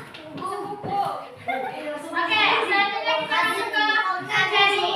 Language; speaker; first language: Indonesian; native; Indonesian